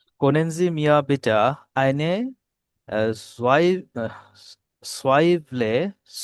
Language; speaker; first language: German; non-native, learner; Bangla